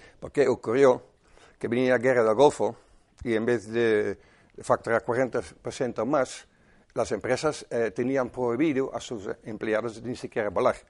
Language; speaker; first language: Spanish; non-native, fluent; Dutch